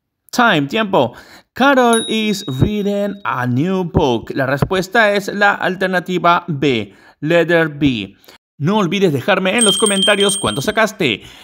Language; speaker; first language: Spanish; native; Spanish